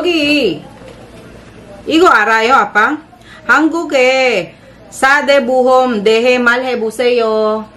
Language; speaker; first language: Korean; non-native, learner; Filipino